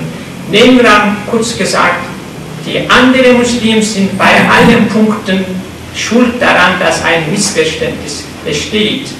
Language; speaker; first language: German; non-native, fluent; Turkish